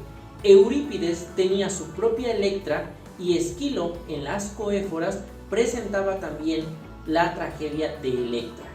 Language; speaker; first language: Spanish; native; Spanish